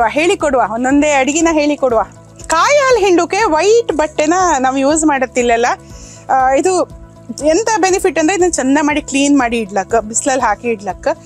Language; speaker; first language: Kannada; native; Kannada